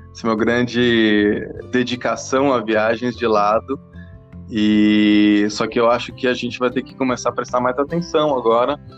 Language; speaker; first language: Portuguese; non-native, fluent; English